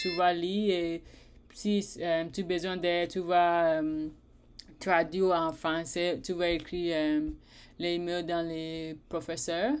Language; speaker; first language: French; non-native, learner; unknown